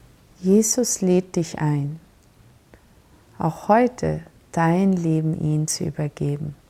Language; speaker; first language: German; non-native, fluent; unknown